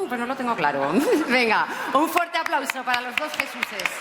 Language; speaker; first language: Spanish; native; Spanish